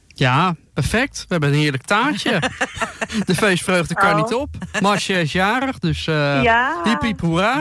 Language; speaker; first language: Dutch; native; Dutch